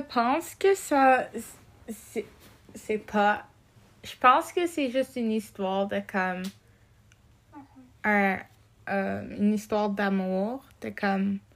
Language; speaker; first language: French; non-native, local second language; English